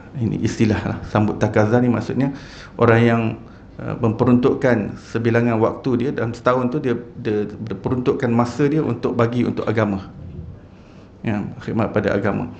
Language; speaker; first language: Malay; native; Malay